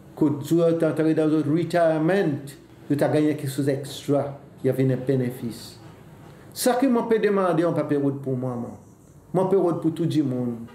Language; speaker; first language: French; non-native, local second language; Seselwa Creole French